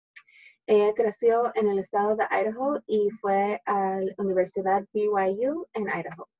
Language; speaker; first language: Spanish; early bilingual, heritage; Spanish